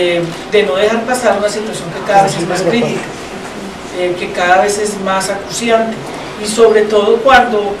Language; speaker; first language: Spanish; native; Spanish